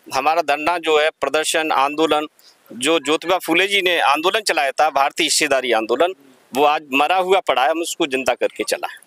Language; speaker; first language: Hindi; native; Hindi